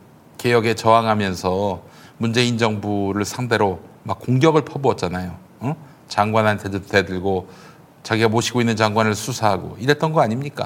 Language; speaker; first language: Korean; native; Korean